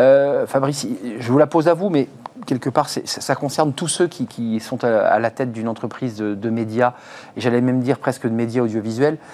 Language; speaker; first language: French; native; French